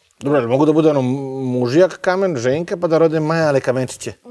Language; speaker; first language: Serbian; native; Serbian